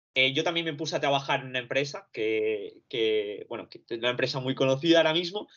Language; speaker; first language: Spanish; early bilingual, other home language; Romanian